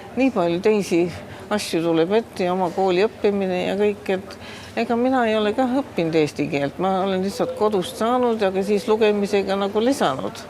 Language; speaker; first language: Estonian; early bilingual, heritage; Estonian